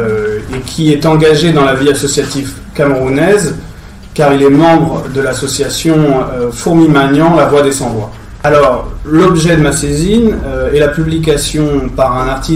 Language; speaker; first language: French; native; French